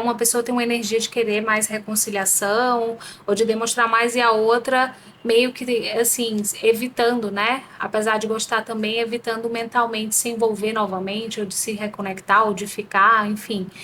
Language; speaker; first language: Portuguese; native; Portuguese